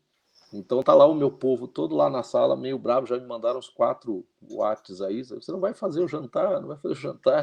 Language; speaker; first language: Portuguese; native; Portuguese